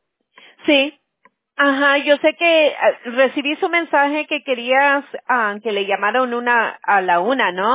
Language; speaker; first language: Spanish; early bilingual, heritage; Spanish